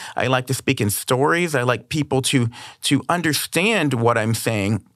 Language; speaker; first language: English; native; English